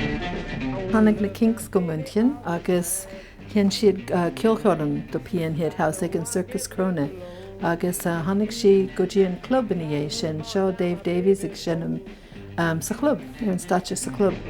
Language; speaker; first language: Irish; non-native, fluent; English